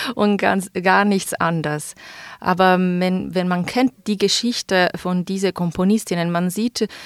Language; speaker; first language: German; non-native, fluent; Italian